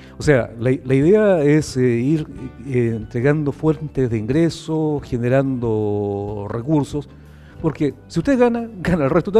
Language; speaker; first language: Spanish; native; Spanish